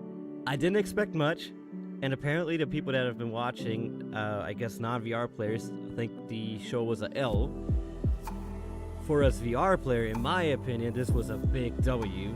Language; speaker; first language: English; native; English